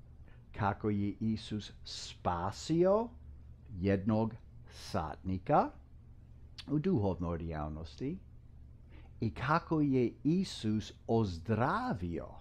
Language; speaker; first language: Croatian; non-native, fluent; English